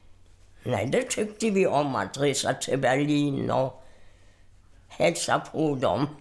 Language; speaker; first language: Swedish; non-native, fluent; German